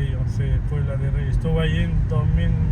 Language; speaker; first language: Spanish; non-native, fluent; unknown